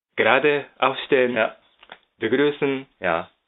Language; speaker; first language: German; non-native, fluent; Japanese